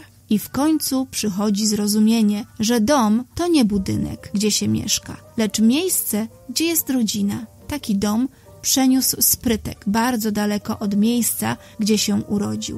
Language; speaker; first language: Polish; native; Polish